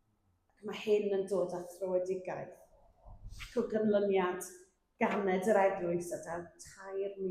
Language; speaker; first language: Welsh; native; Welsh